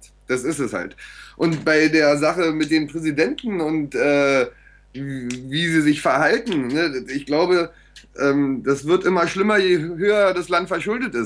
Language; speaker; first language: German; native; German